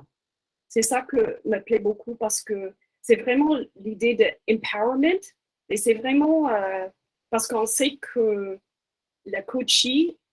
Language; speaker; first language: French; non-native, fluent; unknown